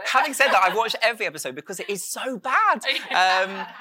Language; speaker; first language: English; native; English